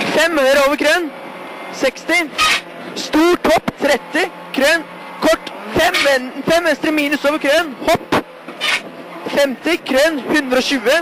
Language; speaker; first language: Norwegian; native; Norwegian